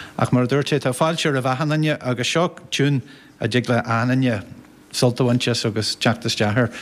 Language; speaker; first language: Irish; native; Irish